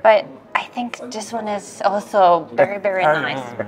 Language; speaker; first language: English; non-native, fluent; Japanese